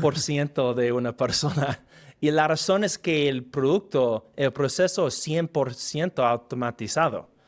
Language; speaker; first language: Spanish; non-native, fluent; English